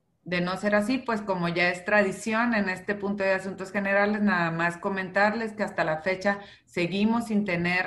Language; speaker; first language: Spanish; native; Spanish